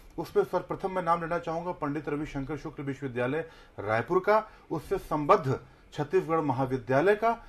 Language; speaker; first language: Hindi; native; Hindi